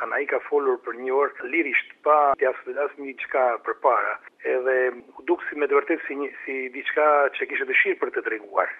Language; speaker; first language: Albanian; non-native, fluent; Italian